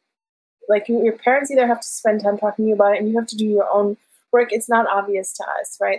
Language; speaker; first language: English; early bilingual, other home language; Persian